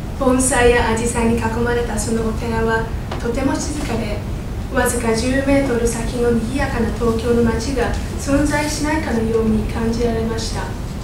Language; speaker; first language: Japanese; non-native, fluent; English